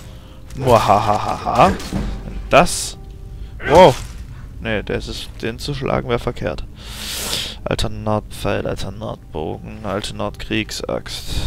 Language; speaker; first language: German; native; German